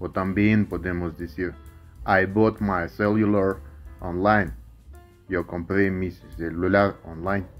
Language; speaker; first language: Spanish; non-native, fluent; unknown